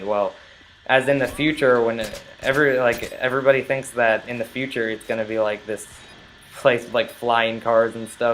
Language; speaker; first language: English; native; English